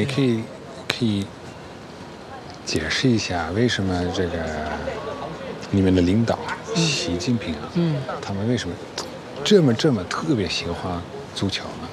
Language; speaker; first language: Chinese; non-native, fluent; Dutch